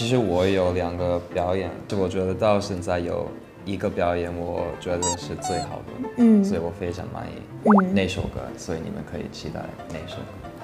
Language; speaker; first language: Chinese; non-native, learner; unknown